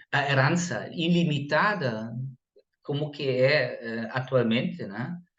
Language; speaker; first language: Portuguese; non-native, fluent; German